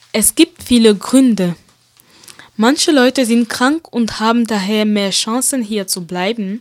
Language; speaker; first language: German; non-native, fluent; Central Kurdish